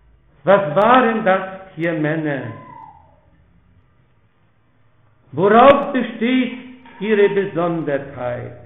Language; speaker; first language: German; non-native, fluent; Polish